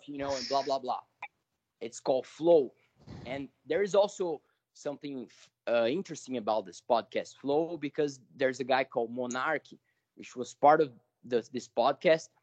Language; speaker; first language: English; non-native, fluent; Portuguese